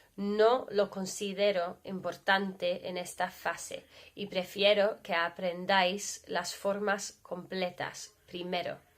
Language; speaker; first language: Spanish; non-native, fluent; English